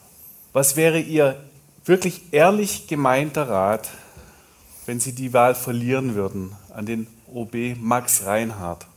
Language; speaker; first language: German; native; German